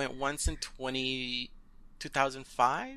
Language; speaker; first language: English; early bilingual, other home language; Spanish